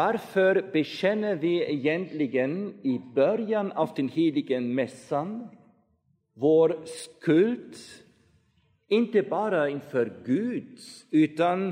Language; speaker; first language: Swedish; non-native, fluent; German